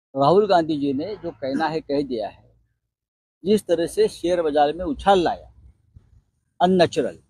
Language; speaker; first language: Hindi; non-native, local second language; Marathi